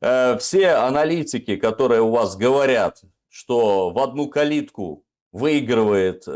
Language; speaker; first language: Russian; native; Russian